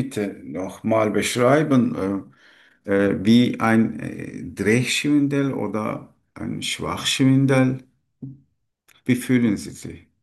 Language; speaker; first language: German; non-native, learner; Turkish